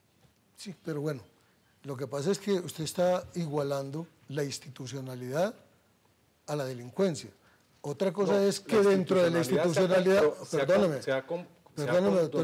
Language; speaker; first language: Spanish; native; Spanish